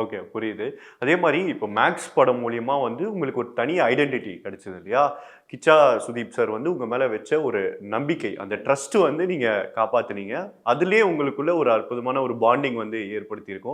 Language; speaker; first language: Tamil; native; Tamil